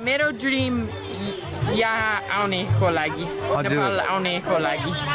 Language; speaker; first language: Nepali; non-native, learner; English